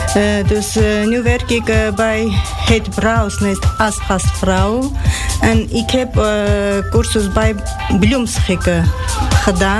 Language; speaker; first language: Dutch; non-native, learner; Armenian